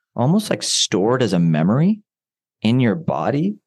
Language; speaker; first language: English; native; English